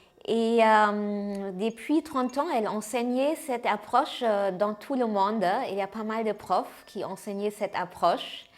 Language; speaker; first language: French; non-native, fluent; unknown